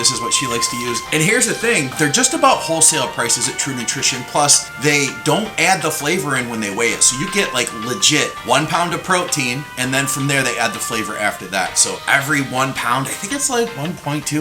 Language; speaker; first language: English; native; English